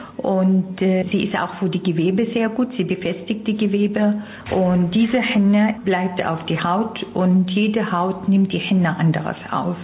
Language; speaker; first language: German; non-native, fluent; Arabic